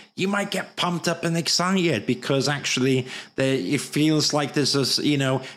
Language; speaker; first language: English; native; English